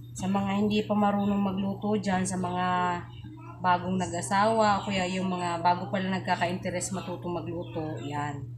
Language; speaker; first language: Filipino; non-native, local second language; Cebuano